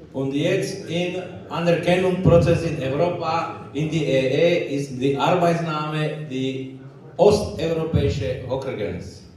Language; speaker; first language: German; non-native, learner; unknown